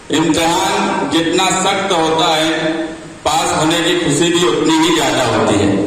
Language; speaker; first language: Urdu; native; Urdu